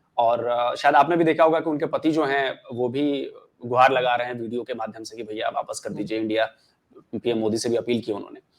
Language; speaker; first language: Hindi; native; Hindi